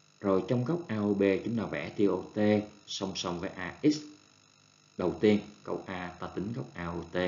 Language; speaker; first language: Vietnamese; native; Vietnamese